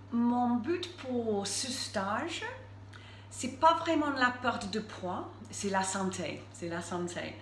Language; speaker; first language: French; non-native, fluent; English